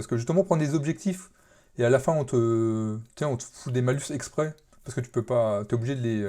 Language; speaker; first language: French; native; French